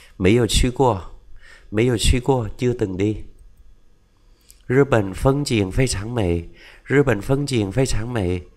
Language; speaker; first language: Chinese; non-native, fluent; Vietnamese